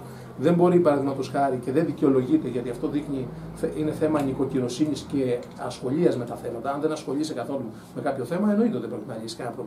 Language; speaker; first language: Greek; native; Greek